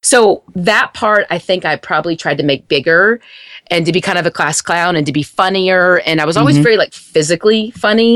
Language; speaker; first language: English; native; English